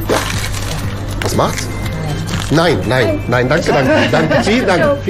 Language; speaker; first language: German; non-native, learner; Arabic